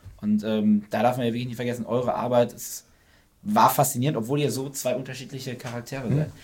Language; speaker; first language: German; native; German